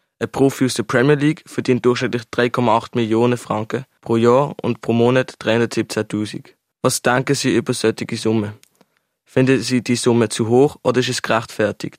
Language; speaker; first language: German; native; German